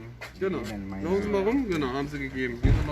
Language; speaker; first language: German; native; German